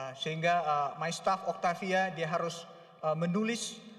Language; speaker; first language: Indonesian; non-native, local second language; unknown